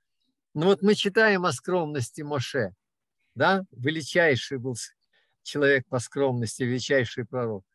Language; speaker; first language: Russian; native; Russian